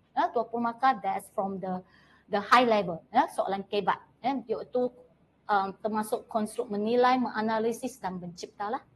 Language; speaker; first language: Malay; non-native, local second language; Chinese